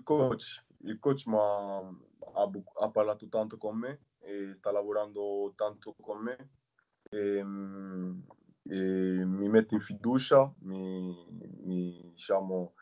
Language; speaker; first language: Italian; non-native, fluent; French